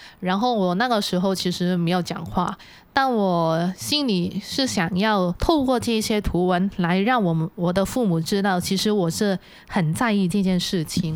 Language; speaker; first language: Chinese; non-native, local second language; Cantonese